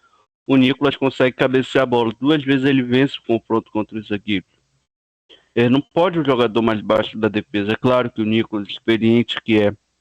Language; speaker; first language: Portuguese; native; Portuguese